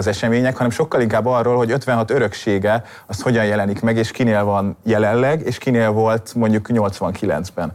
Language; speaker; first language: Hungarian; native; Hungarian